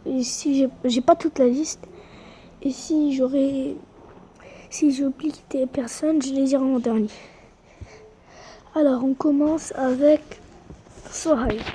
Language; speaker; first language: French; non-native, local second language; Arabic